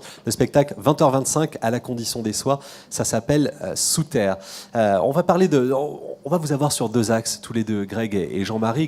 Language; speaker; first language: French; native; French